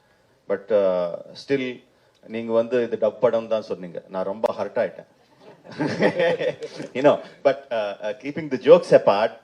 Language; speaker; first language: Tamil; non-native, fluent; Telugu